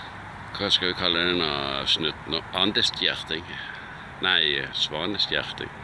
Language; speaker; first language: Norwegian; native; Norwegian